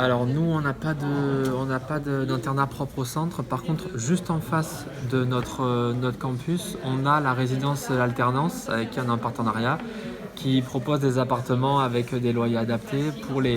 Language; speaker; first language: French; native; French